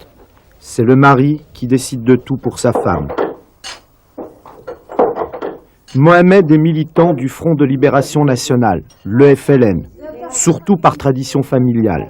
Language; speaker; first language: French; native; French